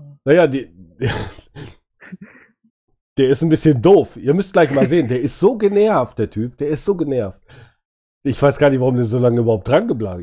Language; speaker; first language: German; native; German